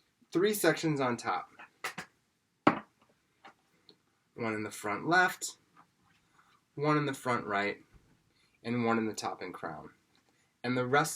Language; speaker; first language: English; native; English